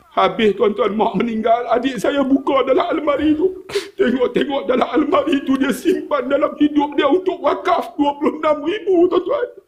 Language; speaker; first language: Malay; native; Malay